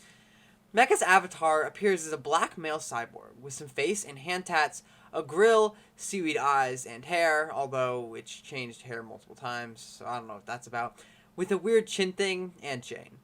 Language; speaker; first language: English; native; English